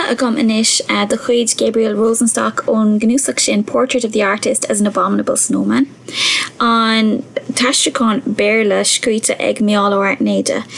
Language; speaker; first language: Irish; non-native, local second language; English